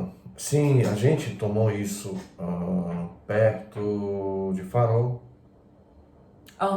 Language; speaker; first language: Portuguese; non-native, fluent; Croatian